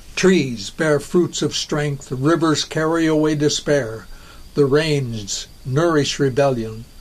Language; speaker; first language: English; native; English